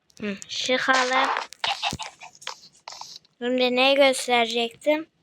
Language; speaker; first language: Turkish; native; Turkish